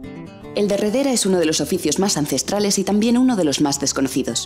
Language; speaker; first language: Spanish; native; Spanish